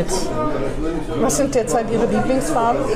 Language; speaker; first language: German; native; German